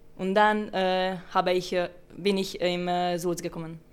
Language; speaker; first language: German; non-native, learner; Hungarian